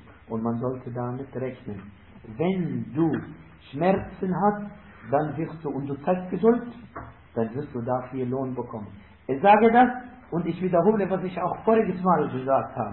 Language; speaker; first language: German; non-native, fluent; Arabic